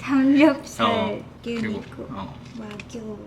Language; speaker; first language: Korean; non-native, learner; Japanese